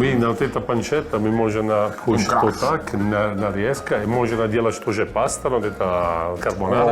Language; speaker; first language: Russian; non-native, learner; Italian